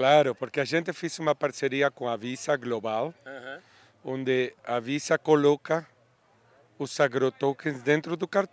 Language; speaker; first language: Portuguese; non-native, fluent; Spanish